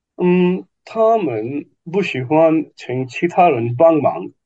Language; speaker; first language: Chinese; non-native, learner; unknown